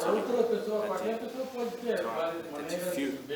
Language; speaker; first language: Portuguese; non-native, learner; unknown